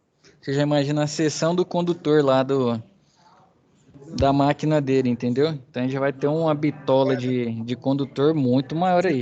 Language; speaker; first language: Portuguese; native; Portuguese